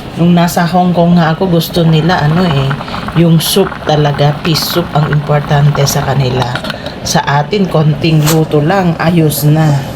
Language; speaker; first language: Filipino; non-native, local second language; Iloko